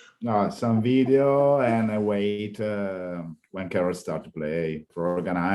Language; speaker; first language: English; non-native, learner; Italian